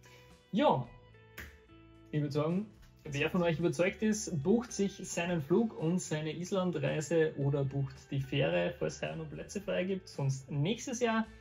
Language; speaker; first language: German; native; German